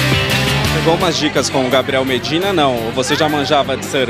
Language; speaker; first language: Portuguese; native; Portuguese